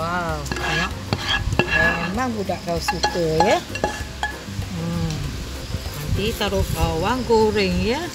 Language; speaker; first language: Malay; non-native, local second language; Chinese